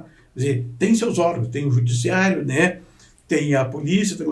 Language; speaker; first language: Portuguese; native; Portuguese